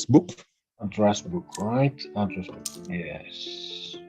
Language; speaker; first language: English; non-native, fluent; Spanish